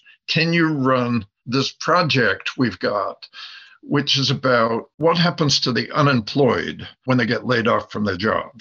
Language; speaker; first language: English; native; English